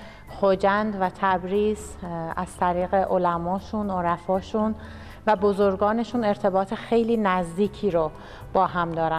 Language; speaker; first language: Persian; non-native, local second language; Azerbaijani